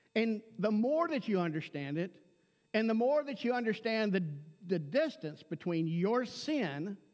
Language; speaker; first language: English; native; English